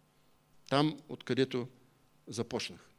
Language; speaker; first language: Bulgarian; native; Bulgarian